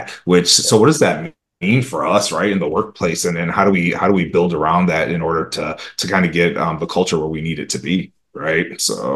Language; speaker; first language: English; early bilingual, other home language; Romanian